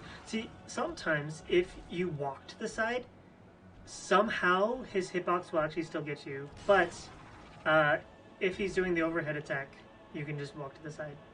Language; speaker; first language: English; native; English